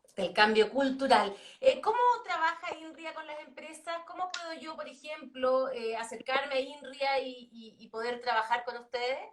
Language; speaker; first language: Spanish; native; Spanish